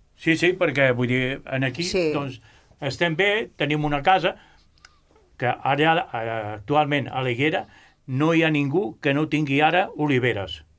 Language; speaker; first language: Catalan; non-native, local second language; Spanish